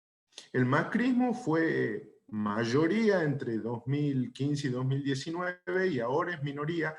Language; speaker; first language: Spanish; native; Spanish